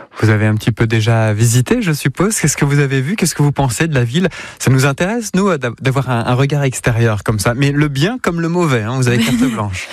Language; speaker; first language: French; native; French